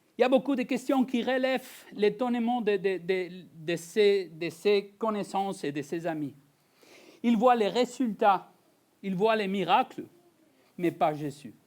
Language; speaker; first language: French; non-native, fluent; Spanish